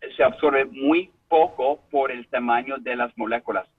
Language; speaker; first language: Spanish; non-native, fluent; English